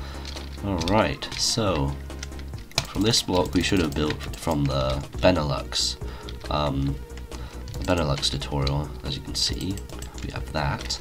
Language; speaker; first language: English; native; English